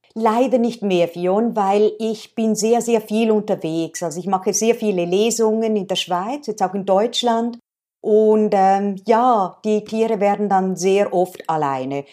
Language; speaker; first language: German; native; German